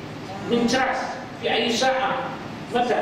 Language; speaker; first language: Arabic; non-native, fluent; Malay